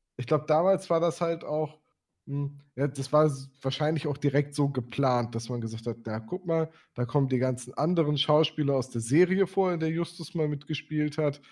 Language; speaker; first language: German; native; German